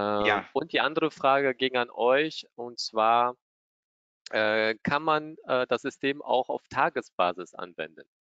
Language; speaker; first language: German; native; German